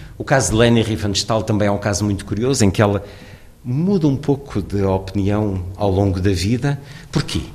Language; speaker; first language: Portuguese; native; Portuguese